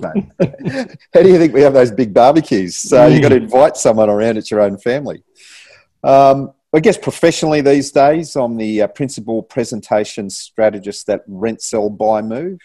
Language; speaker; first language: English; native; English